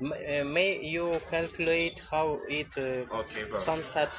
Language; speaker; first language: English; non-native, learner; Ukrainian